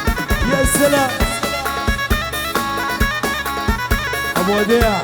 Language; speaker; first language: Arabic; native; Arabic